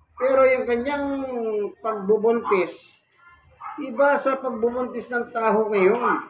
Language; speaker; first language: Filipino; non-native, local second language; Pampanga